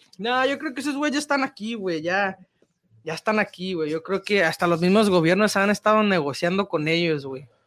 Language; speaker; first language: Spanish; early bilingual, heritage; Spanish